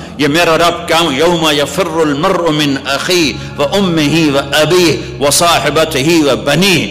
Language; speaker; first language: Urdu; non-native, local second language; Punjabi